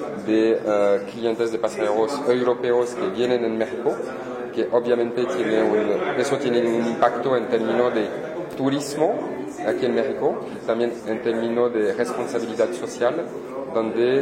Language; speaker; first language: Spanish; non-native, fluent; French